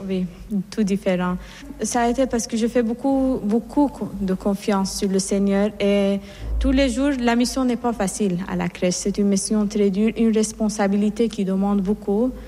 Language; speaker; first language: French; non-native, fluent; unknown